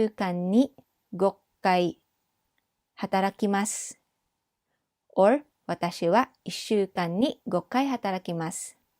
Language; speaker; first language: Japanese; non-native, fluent; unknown